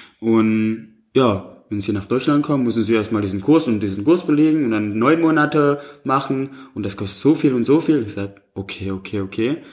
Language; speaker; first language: German; non-native, fluent; Indonesian